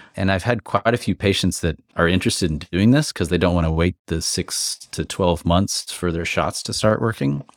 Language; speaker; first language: English; native; English